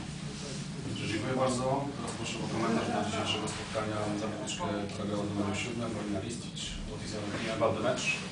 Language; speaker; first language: Polish; native; Polish